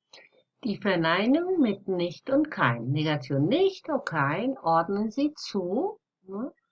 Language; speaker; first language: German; non-native, fluent; Spanish